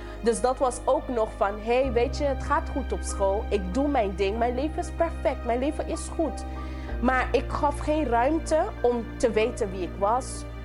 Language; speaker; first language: Dutch; non-native, local second language; English